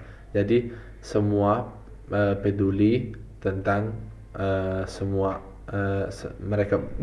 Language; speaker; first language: Indonesian; non-native, fluent; Italian